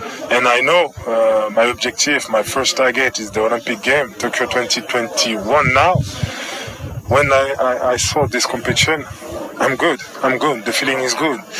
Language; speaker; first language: English; non-native, learner; French